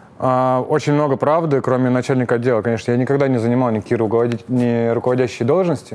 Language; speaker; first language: Russian; native; Russian